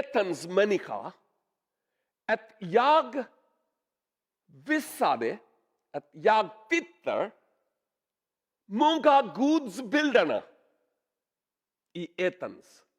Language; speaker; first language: Swedish; non-native, learner; Urdu